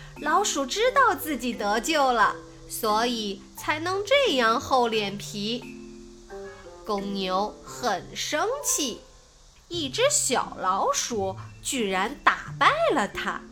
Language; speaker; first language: Chinese; native; Chinese